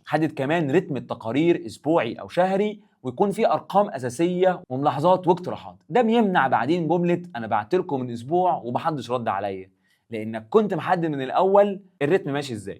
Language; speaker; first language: Arabic; native; Arabic